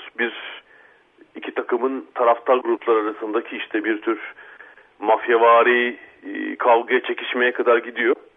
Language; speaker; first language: Turkish; native; Turkish